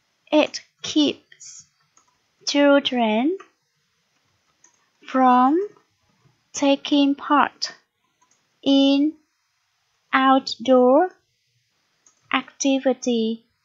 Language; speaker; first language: English; non-native, fluent; Vietnamese